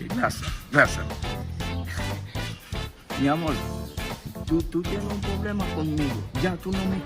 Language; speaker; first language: Spanish; non-native, learner; Haitian Creole